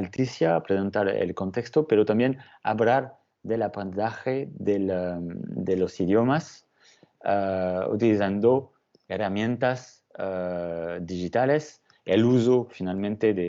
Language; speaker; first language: Spanish; non-native, fluent; French